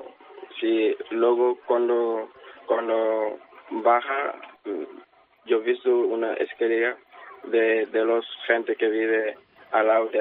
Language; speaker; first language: Spanish; non-native, learner; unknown